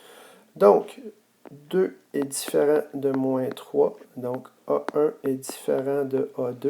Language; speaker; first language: French; native; French